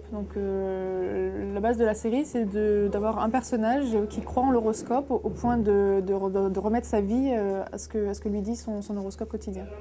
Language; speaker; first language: French; native; French